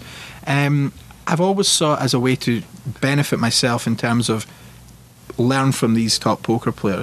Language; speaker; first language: English; native; English